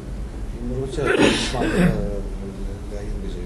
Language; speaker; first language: Hebrew; non-native, fluent; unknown